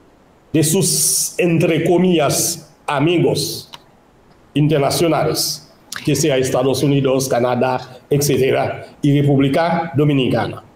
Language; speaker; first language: Spanish; non-native, local second language; Haitian Creole